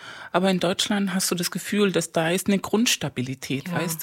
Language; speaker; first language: German; non-native, fluent; Spanish